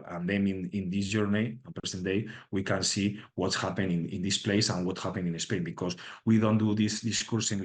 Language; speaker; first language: English; non-native, learner; Spanish